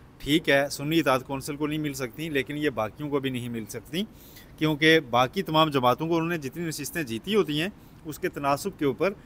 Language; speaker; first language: Urdu; native; Urdu